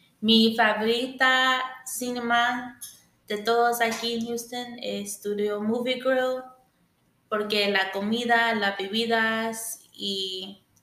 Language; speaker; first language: Spanish; early bilingual, heritage; English